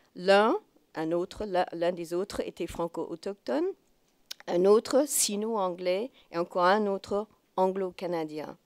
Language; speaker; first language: French; non-native, fluent; English